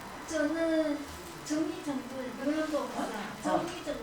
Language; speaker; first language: Korean; non-native, learner; Chinese